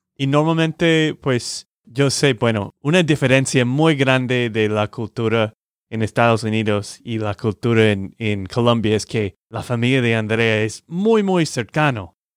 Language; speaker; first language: Spanish; non-native, fluent; English